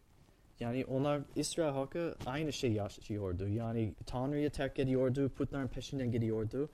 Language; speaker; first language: Turkish; non-native, fluent; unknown